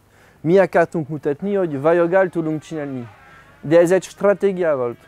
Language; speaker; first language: Hungarian; non-native, learner; French